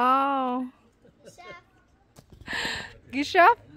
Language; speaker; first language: German; non-native, learner; Filipino